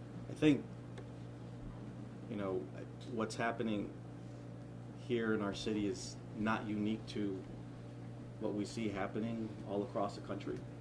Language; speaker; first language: English; early bilingual, other home language; Spanish